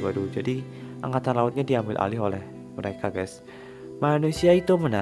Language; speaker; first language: Indonesian; native; Indonesian